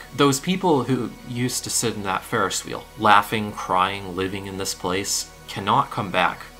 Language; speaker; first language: English; native; English